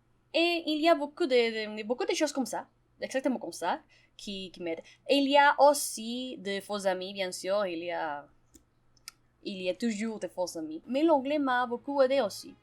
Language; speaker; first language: French; non-native, fluent; Spanish